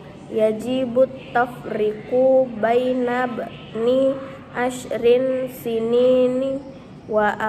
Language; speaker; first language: Arabic; non-native, learner; Indonesian